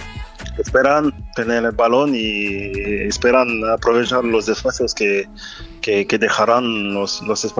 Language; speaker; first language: Spanish; non-native, fluent; French